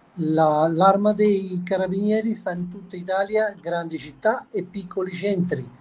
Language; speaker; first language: Italian; native; Italian